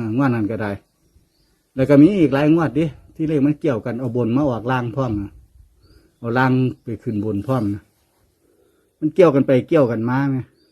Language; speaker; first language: Thai; native; Thai